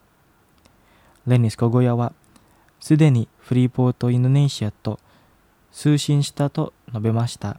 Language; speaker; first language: Japanese; non-native, fluent; Indonesian